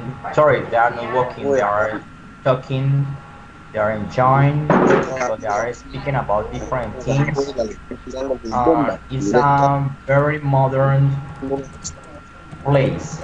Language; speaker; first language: English; non-native, learner; Spanish